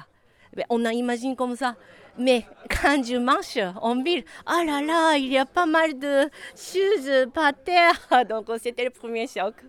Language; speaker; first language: French; non-native, learner; Japanese